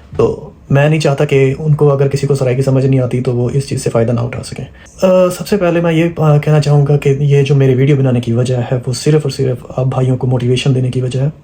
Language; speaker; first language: Urdu; non-native, local second language; Punjabi